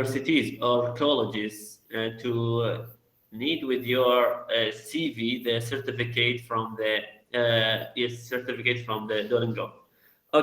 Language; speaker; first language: English; non-native, learner; Arabic